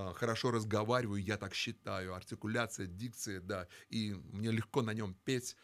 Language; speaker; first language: Russian; native; Russian